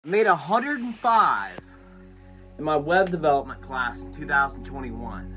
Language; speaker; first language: English; native; English